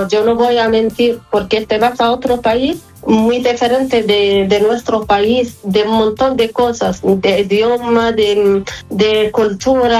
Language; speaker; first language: Spanish; non-native, learner; Arabic